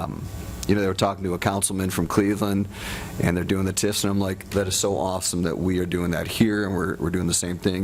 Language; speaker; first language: English; native; English